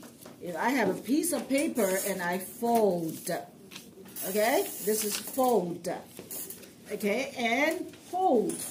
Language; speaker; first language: English; non-native, fluent; Chinese